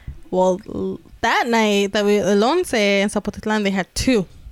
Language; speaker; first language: English; early bilingual, other home language; Spanish